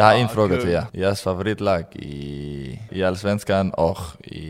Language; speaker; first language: Swedish; non-native, learner; Danish